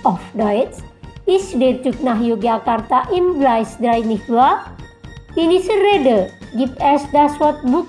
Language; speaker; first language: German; non-native, fluent; Indonesian